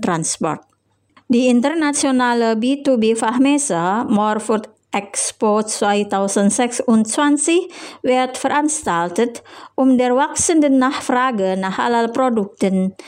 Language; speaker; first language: German; non-native, fluent; Indonesian